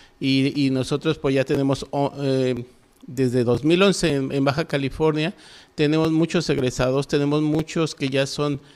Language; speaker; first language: Spanish; native; Spanish